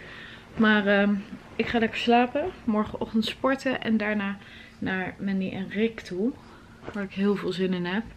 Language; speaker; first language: Dutch; native; Dutch